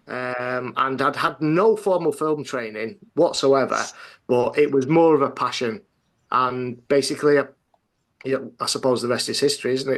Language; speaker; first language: English; native; English